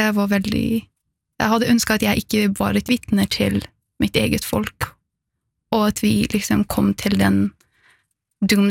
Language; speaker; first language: Norwegian; non-native, fluent; Persian